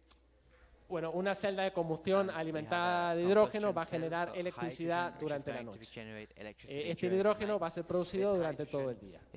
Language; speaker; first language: Spanish; native; Spanish